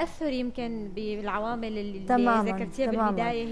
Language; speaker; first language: Arabic; native; Arabic